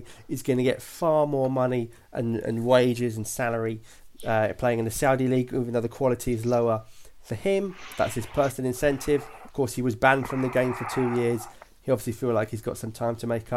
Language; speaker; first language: English; native; English